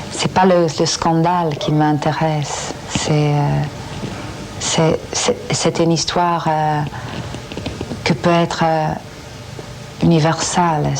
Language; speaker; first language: French; non-native, fluent; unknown